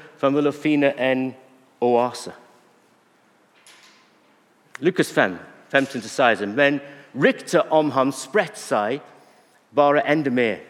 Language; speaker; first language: Norwegian; non-native, fluent; English